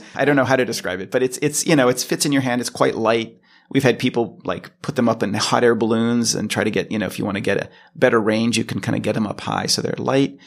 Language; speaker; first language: English; native; English